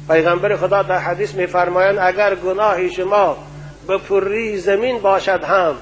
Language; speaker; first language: Persian; native; Persian